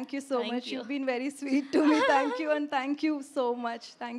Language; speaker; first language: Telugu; non-native, learner; Tamil